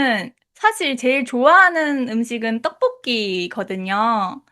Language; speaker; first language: Korean; non-native, fluent; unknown